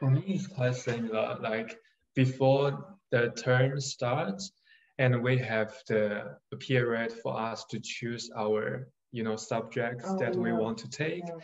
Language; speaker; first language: English; non-native, fluent; Chinese